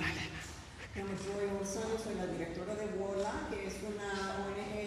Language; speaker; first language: Spanish; non-native, fluent; English